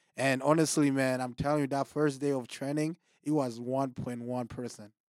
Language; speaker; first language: English; non-native, local second language; Rundi